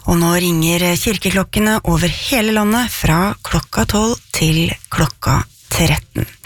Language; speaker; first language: Norwegian; native; Norwegian